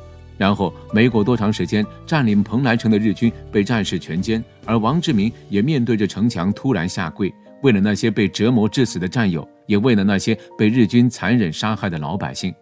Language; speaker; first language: Chinese; native; Chinese